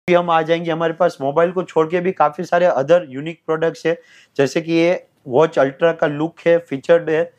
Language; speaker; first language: Hindi; non-native, local second language; Telugu